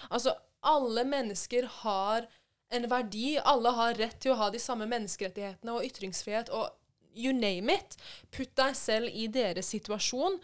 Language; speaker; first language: Norwegian; early bilingual, other home language; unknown